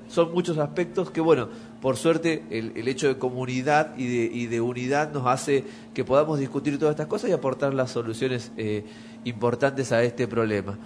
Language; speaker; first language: Spanish; native; Spanish